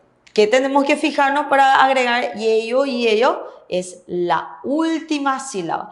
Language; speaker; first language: Spanish; native; Spanish